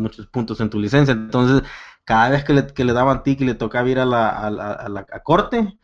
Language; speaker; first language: Spanish; early bilingual, other home language; English